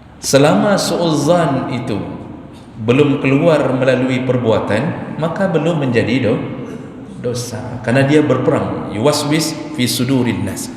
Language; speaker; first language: Malay; non-native, local second language; Achinese